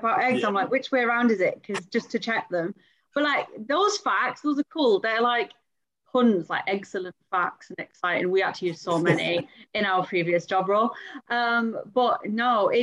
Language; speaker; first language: English; native; English